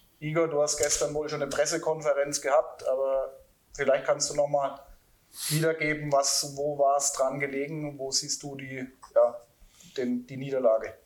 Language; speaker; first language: German; native; German